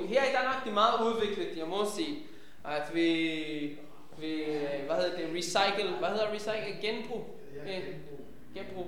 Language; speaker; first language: Danish; non-native, fluent; Hebrew